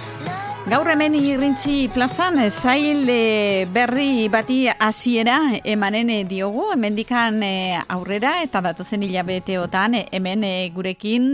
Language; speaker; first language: Basque; native; Basque